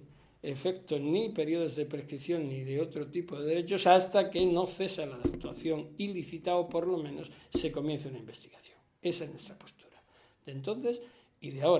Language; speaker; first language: Spanish; native; Spanish